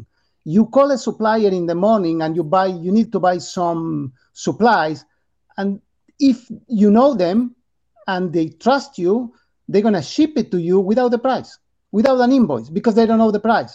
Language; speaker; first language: English; non-native, fluent; Spanish